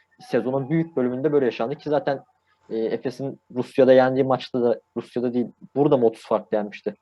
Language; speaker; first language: Turkish; native; Turkish